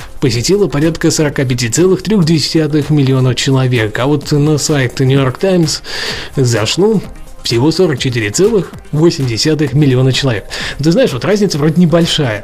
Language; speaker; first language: Russian; native; Russian